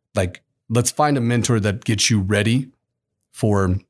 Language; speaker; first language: English; native; English